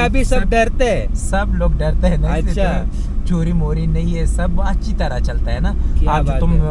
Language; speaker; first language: Hindi; non-native, learner; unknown